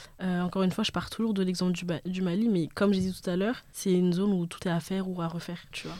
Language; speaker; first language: French; early bilingual, other home language; Bambara